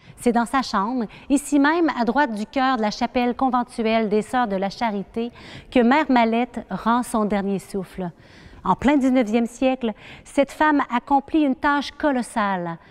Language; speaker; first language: French; native; French